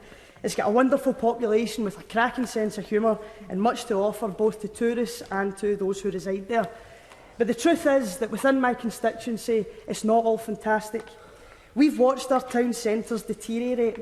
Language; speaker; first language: English; native; English